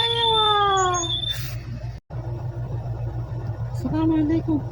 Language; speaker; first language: Arabic; non-native, learner; Bangla